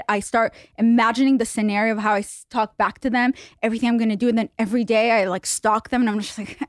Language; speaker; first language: English; non-native, fluent; Hebrew